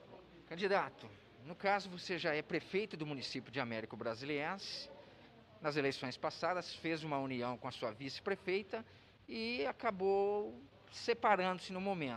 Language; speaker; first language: Portuguese; native; Portuguese